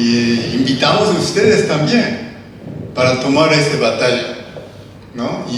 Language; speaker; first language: Spanish; non-native, learner; Japanese